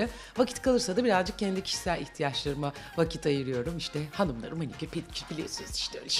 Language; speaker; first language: Turkish; native; Turkish